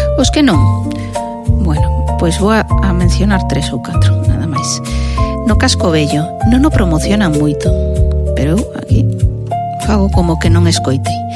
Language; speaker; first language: Galician; non-native, local second language; Spanish